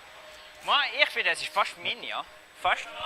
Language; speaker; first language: German; non-native, fluent; French